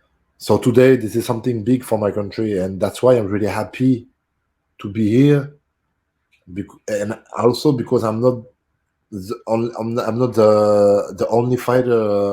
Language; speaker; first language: English; non-native, fluent; French